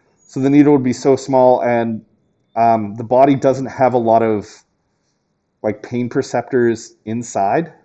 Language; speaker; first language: English; native; English